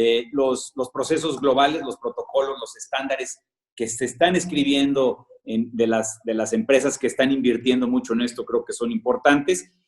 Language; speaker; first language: Spanish; native; Spanish